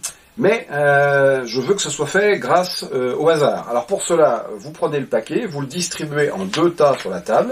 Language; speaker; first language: French; native; French